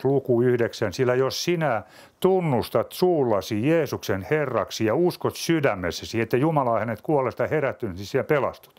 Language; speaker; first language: Finnish; native; Finnish